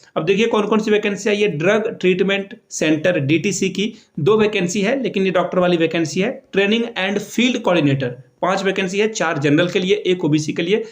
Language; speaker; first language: Hindi; native; Hindi